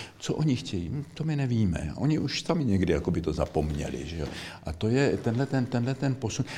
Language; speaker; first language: Czech; native; Czech